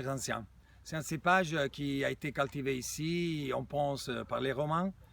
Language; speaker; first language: French; non-native, fluent; Italian